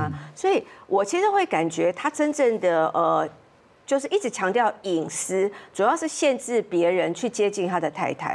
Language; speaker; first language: Chinese; native; Chinese